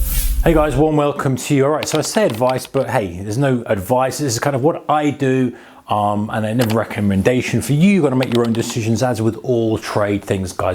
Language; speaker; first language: English; native; English